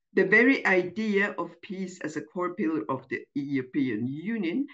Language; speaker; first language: English; non-native, fluent; German